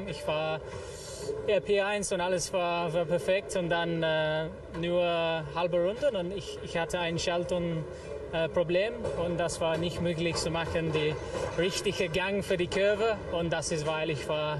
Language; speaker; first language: German; non-native, learner; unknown